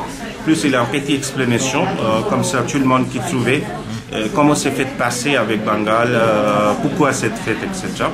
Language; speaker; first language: French; non-native, learner; Bangla